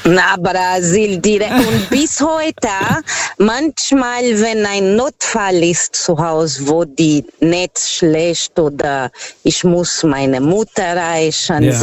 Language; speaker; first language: German; non-native, learner; Portuguese